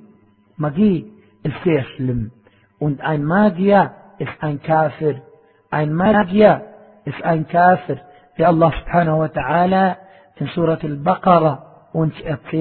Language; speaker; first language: German; non-native, fluent; Arabic